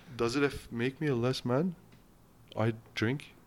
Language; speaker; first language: English; non-native, fluent; Turkish